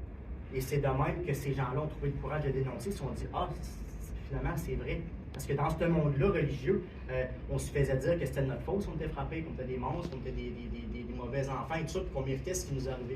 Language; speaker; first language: French; native; French